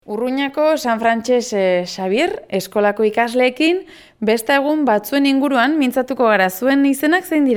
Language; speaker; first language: Basque; native; Basque